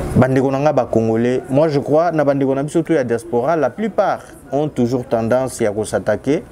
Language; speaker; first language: French; non-native, local second language; Lingala